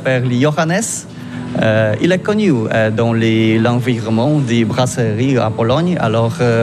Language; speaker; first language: French; non-native, learner; Polish